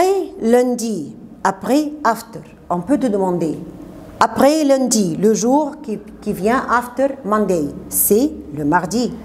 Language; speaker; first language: French; non-native, fluent; Arabic